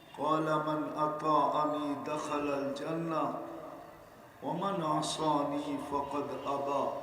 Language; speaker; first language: Arabic; non-native, fluent; Bangla